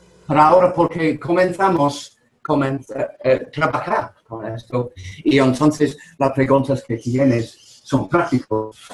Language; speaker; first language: Spanish; non-native, learner; English